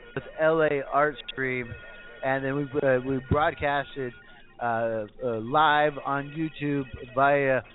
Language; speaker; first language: English; native; English